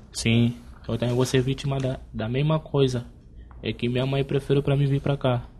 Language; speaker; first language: Portuguese; non-native, learner; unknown